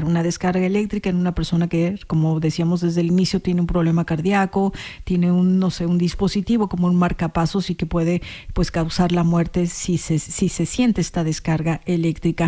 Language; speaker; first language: Spanish; native; Spanish